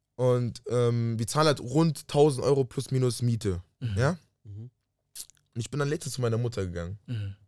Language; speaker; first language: German; early bilingual, other home language; Akan